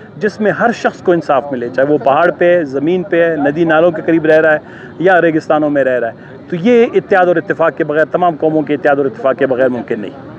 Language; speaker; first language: Urdu; non-native, local second language; Baluchi